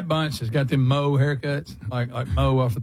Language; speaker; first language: English; native; English